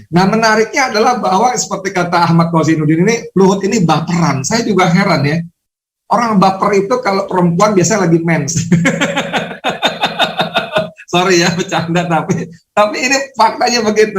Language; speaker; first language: Indonesian; native; Indonesian